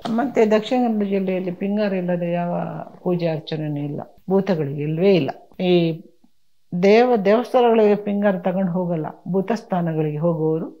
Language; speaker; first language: Kannada; non-native, local second language; Tulu